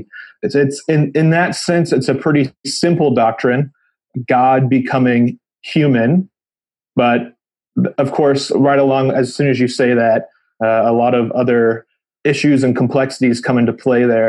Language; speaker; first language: English; native; English